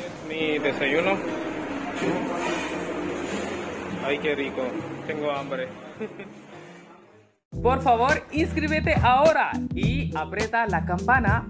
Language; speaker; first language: Spanish; non-native, learner; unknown